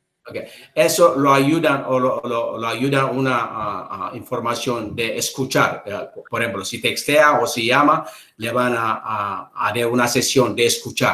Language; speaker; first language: Spanish; non-native, learner; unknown